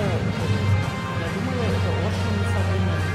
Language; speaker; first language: Russian; non-native, fluent; German